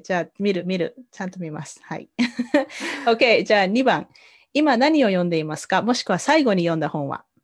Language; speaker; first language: Japanese; native; Japanese